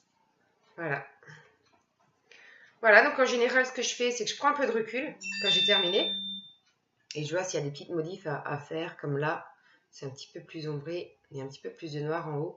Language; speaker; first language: French; native; French